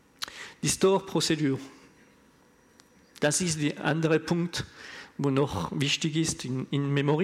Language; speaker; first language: German; non-native, learner; French